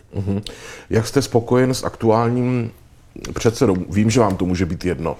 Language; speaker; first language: Czech; native; Czech